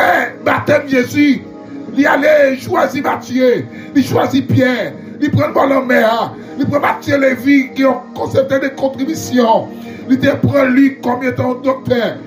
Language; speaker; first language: French; non-native, local second language; Haitian Creole